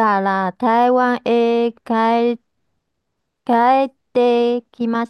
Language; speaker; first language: Japanese; non-native, learner; Chinese